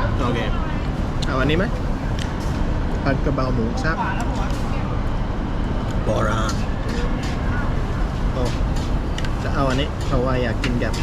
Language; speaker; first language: Thai; non-native, fluent; English